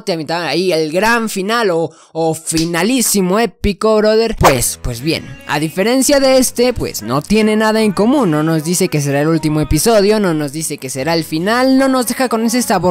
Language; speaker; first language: Spanish; native; Spanish